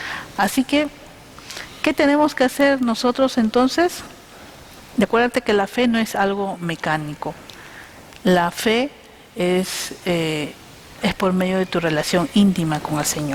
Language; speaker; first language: Spanish; native; Spanish